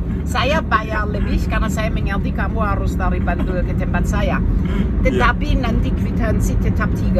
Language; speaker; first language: Indonesian; non-native, fluent; German